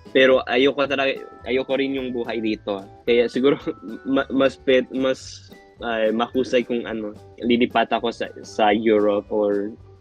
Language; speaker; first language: Filipino; non-native, fluent; Spanish